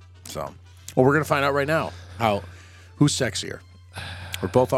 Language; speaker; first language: English; native; English